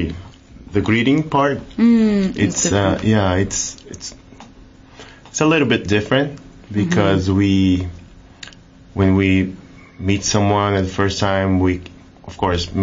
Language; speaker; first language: English; non-native, fluent; Portuguese